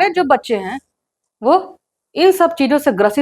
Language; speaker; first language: Hindi; native; Hindi